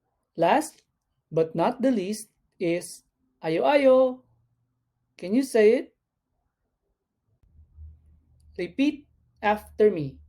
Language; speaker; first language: English; non-native, local second language; Cebuano